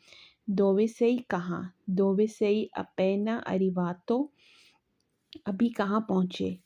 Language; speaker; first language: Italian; non-native, fluent; Urdu